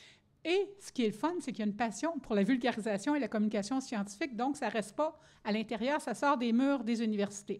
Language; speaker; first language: French; native; French